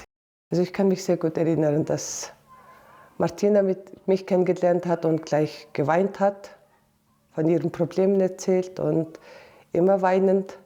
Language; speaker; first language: German; non-native, fluent; Mongolian